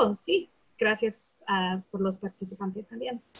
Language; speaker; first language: Spanish; non-native, fluent; English